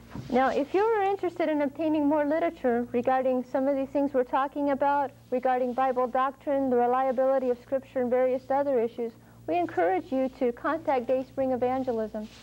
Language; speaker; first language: English; native; English